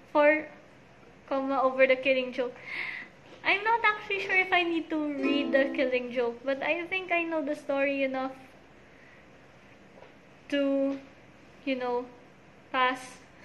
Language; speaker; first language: English; non-native, local second language; Filipino